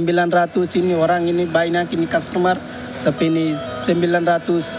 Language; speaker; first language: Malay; non-native, learner; Bangla